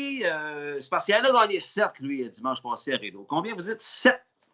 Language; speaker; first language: French; native; French